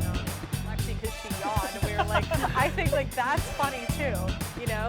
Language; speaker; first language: English; native; English